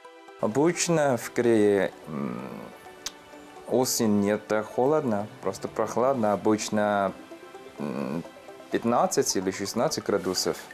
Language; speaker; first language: Russian; non-native, learner; Korean